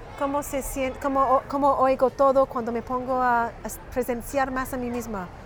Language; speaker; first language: Spanish; non-native, fluent; English